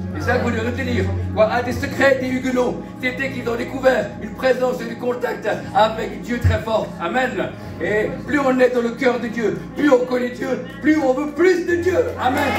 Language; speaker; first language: French; early bilingual, other home language; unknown